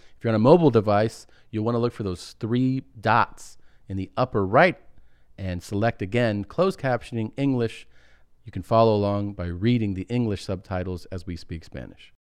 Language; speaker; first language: English; early bilingual, other home language; Spanish